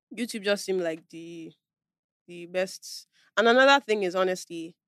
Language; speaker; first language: English; non-native, local second language; Yoruba